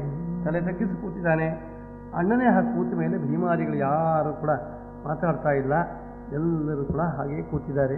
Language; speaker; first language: Kannada; native; Kannada